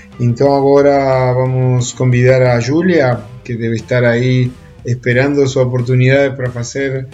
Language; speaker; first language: Portuguese; non-native, fluent; Spanish